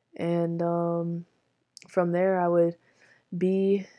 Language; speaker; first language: English; native; English